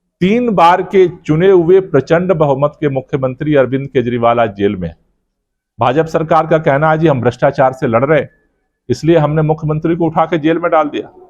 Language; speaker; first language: Hindi; native; Hindi